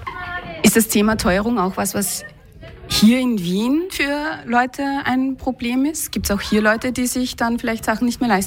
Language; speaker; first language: German; native; German